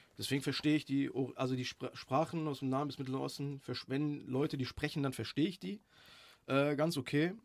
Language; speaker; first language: German; early bilingual, other home language; Persian